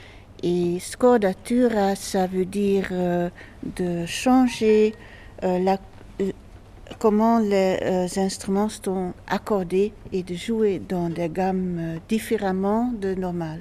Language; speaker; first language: French; non-native, fluent; Dutch